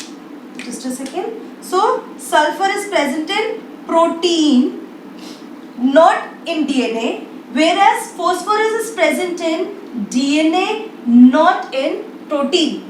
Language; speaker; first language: English; non-native, local second language; Hindi